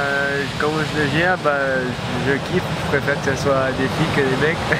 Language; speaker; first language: French; early bilingual, heritage; French